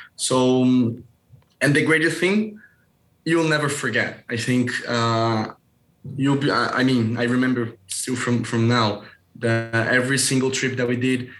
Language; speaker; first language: English; non-native, fluent; Portuguese